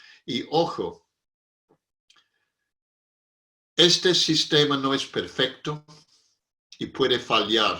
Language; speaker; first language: Spanish; non-native, fluent; English